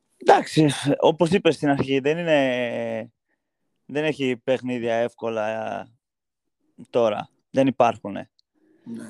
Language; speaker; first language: Greek; non-native, fluent; Portuguese